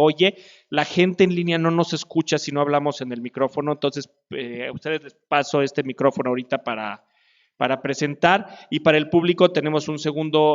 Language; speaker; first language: Spanish; native; Spanish